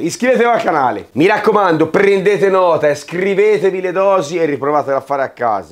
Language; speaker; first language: Italian; native; Italian